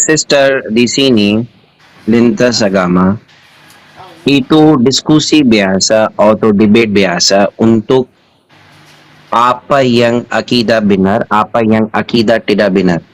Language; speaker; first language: Indonesian; non-native, learner; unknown